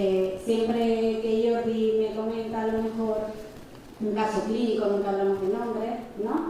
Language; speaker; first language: Spanish; native; Spanish